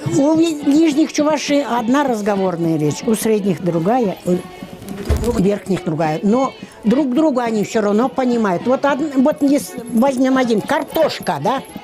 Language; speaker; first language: Russian; non-native, local second language; Chuvash